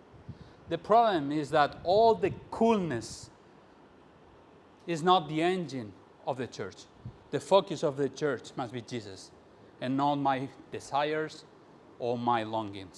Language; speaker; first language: English; non-native, fluent; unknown